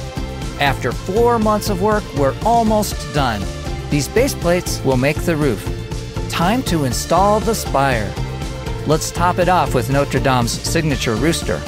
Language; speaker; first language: English; native; English